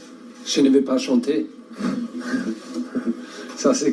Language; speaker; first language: French; non-native, learner; German